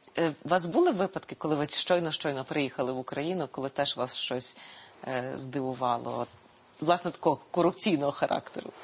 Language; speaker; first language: Ukrainian; native; Ukrainian